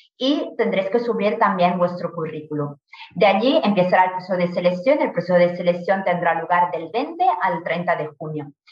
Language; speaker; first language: Spanish; non-native, fluent; Italian